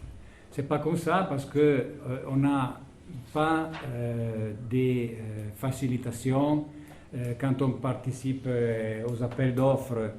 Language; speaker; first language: French; non-native, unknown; Italian